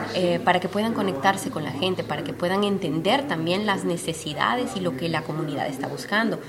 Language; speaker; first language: Spanish; native; Spanish